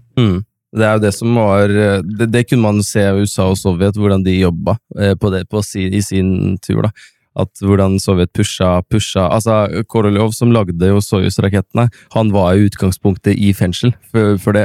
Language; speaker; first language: Norwegian; native; Norwegian